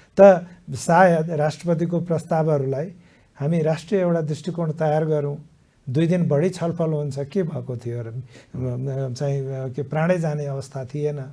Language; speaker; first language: Nepali; native; Nepali